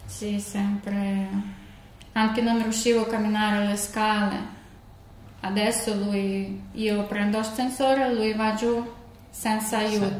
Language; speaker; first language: Italian; non-native, learner; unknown